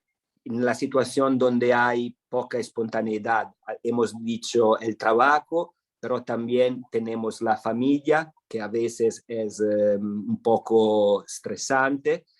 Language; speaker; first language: Spanish; non-native, fluent; Italian